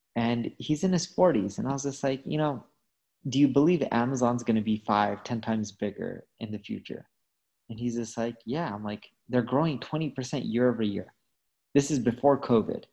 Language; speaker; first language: English; native; English